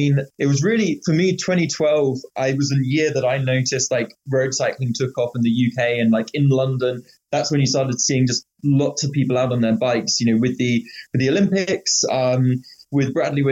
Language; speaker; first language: English; native; English